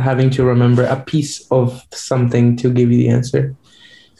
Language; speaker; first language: English; non-native, fluent; Guarani